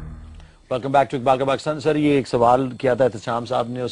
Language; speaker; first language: Urdu; native; Urdu